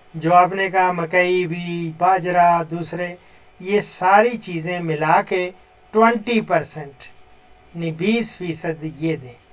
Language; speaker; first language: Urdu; non-native, local second language; Punjabi